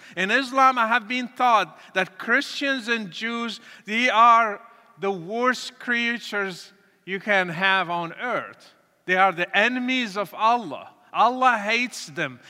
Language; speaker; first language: English; non-native, fluent; Arabic